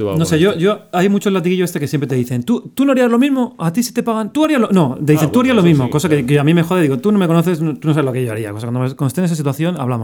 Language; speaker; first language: Spanish; native; Spanish